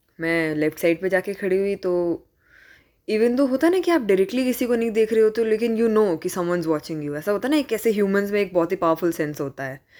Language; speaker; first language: Hindi; native; Hindi